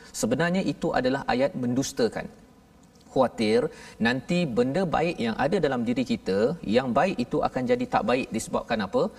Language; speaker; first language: Malay; native; Malay